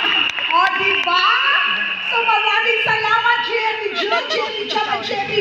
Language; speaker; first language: Filipino; native; Filipino